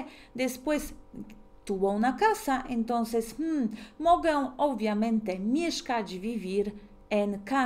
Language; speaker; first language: Spanish; non-native, fluent; Polish